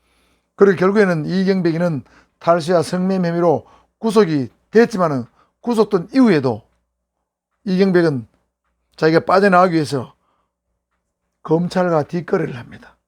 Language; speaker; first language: Korean; native; Korean